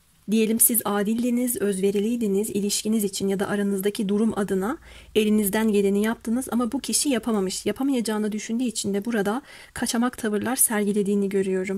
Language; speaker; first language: Turkish; native; Turkish